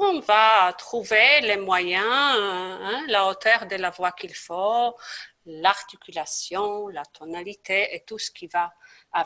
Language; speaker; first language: French; non-native, fluent; Polish